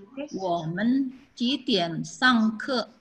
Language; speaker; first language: Chinese; non-native, learner; Indonesian